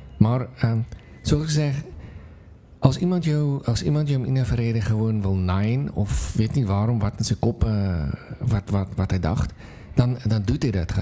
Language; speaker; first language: Dutch; non-native, fluent; Afrikaans